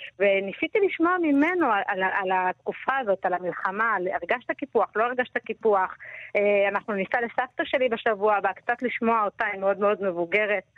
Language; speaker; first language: Hebrew; native; Hebrew